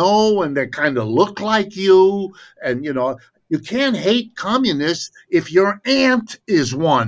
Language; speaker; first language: English; early bilingual, other home language; German